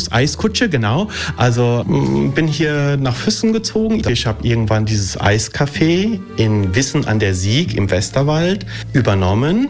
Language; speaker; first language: German; early bilingual, other home language; Italian